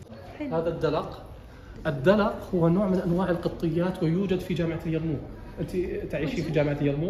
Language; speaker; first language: Arabic; native; Arabic